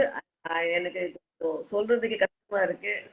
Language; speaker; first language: Tamil; non-native, local second language; Hindi